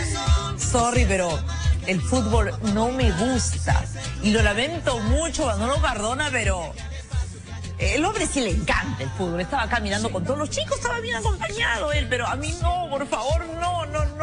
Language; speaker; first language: Spanish; native; Spanish